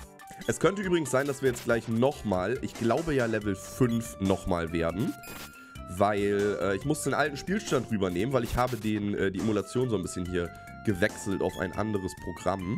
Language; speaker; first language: German; native; German